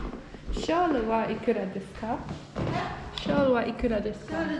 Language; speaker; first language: Japanese; non-native, learner; English